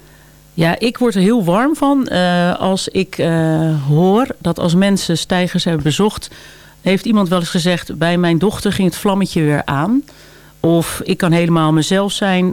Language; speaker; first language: Dutch; native; Dutch